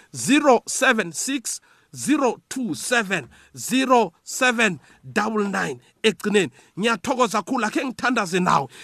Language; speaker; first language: Zulu; non-native, local second language; South Ndebele